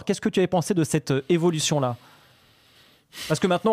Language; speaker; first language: French; native; French